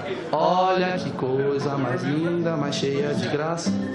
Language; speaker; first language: Portuguese; native; Portuguese